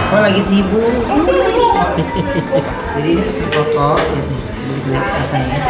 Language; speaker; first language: Indonesian; native; Indonesian